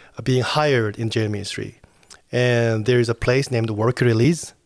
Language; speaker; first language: English; non-native, fluent; Korean